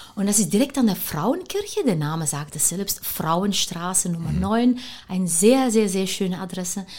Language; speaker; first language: German; non-native, fluent; Dutch